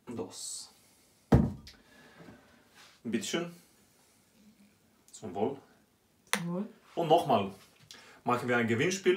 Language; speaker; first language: German; non-native, fluent; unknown